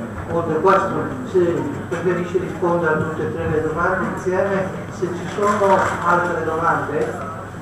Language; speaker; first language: Italian; native; Italian